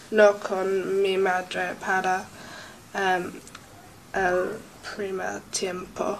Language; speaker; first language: Spanish; non-native, learner; English